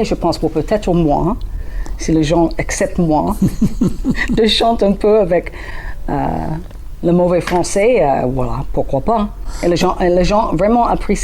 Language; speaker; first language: French; non-native, learner; English